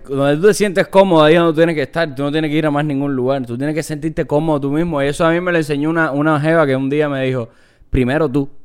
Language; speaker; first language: Spanish; native; Spanish